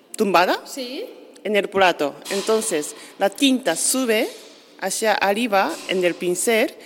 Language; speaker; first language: Spanish; non-native, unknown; Japanese